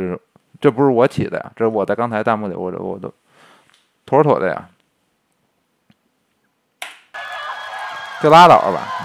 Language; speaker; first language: Chinese; native; Chinese